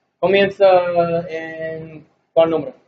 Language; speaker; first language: Spanish; non-native, learner; English